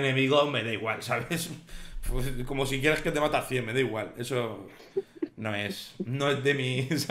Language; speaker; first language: Spanish; native; Spanish